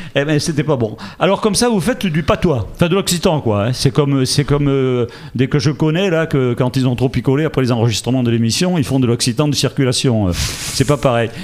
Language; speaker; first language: French; native; French